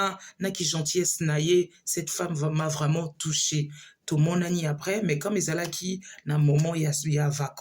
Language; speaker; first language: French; non-native, local second language; Lingala